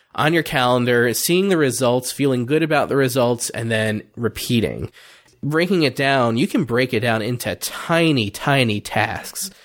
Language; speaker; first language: English; native; English